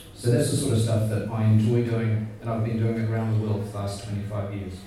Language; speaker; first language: English; native; English